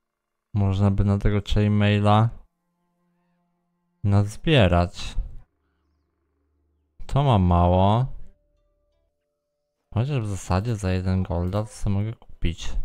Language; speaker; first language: Polish; native; Polish